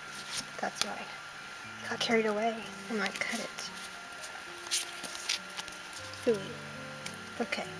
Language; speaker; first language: English; native; English